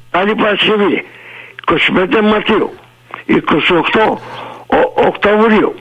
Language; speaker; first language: Greek; native; Greek